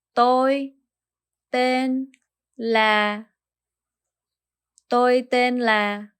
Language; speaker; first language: Vietnamese; early bilingual, heritage; Vietnamese